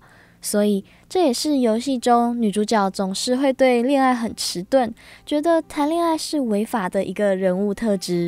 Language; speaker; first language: Chinese; native; Chinese